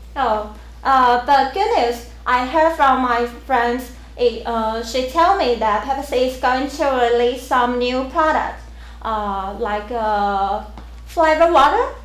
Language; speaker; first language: English; non-native, learner; Chinese